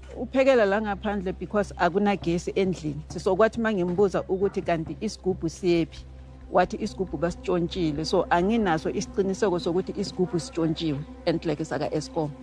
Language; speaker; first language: Zulu; non-native, local second language; Southern Sotho